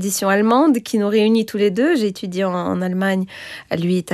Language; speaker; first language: French; native; French